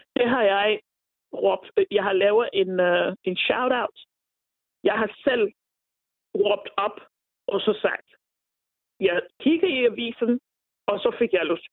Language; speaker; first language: Danish; non-native, fluent; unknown